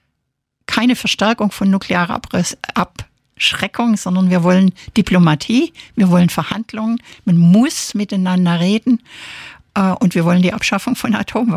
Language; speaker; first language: German; native; German